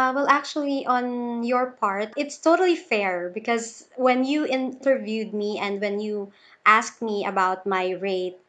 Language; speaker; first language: English; non-native, local second language; Cebuano